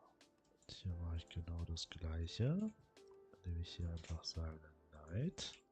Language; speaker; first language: German; native; German